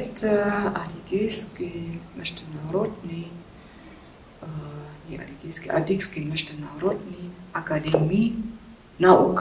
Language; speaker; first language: Russian; non-native, learner; German